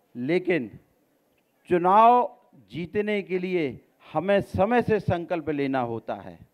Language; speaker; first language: Hindi; native; Hindi